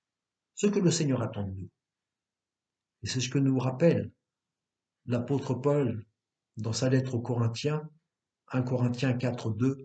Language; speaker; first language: French; native; French